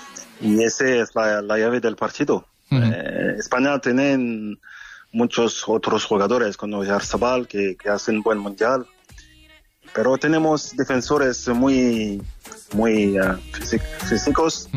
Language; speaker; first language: Spanish; non-native, fluent; French